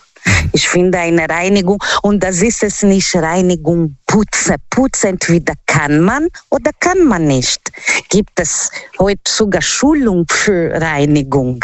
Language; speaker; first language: German; non-native, learner; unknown